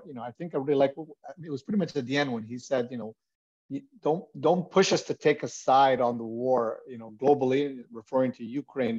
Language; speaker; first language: English; native; English